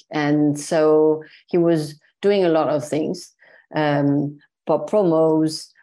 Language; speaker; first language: English; non-native, fluent; French